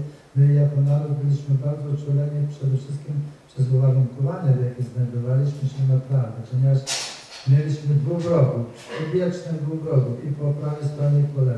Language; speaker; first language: Polish; native; Polish